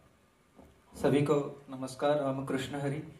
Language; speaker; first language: Hindi; non-native, local second language; Marathi